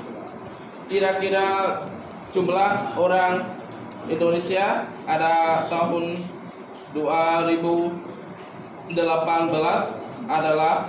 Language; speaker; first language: Indonesian; non-native, learner; Khmer